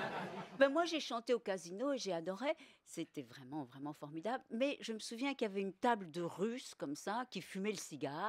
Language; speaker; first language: French; native; French